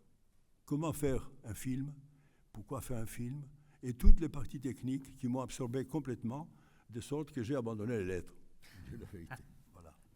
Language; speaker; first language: French; non-native, fluent; Greek